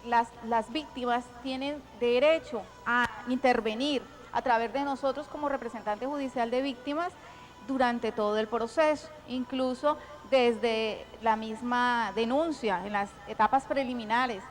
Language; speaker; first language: Spanish; native; Spanish